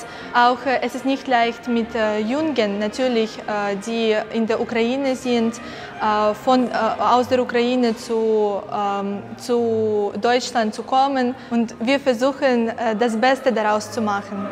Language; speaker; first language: German; non-native, fluent; Ukrainian